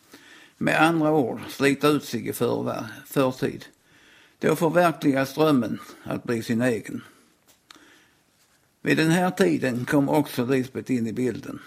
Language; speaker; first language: Swedish; native; Swedish